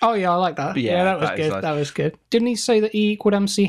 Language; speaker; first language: English; native; English